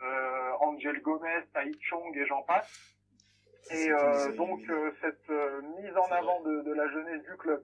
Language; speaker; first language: French; native; French